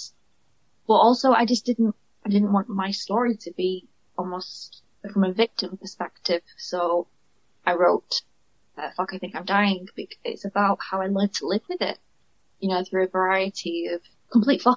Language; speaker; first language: English; native; English